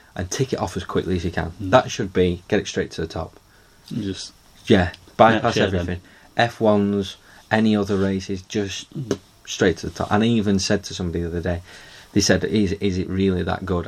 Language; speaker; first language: English; native; English